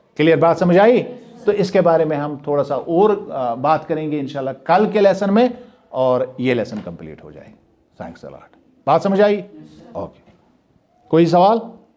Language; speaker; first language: Urdu; non-native, local second language; Kashmiri